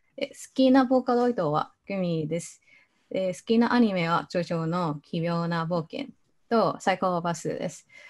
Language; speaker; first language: Japanese; non-native, fluent; Cantonese